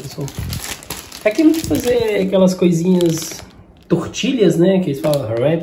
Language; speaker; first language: Portuguese; native; Portuguese